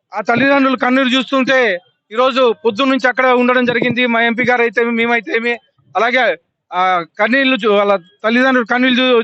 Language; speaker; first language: Telugu; native; Telugu